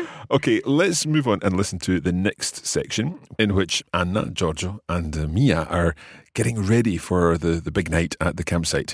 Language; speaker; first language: English; native; English